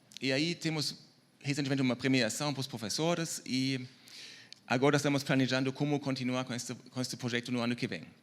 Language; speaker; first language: Portuguese; non-native, fluent; German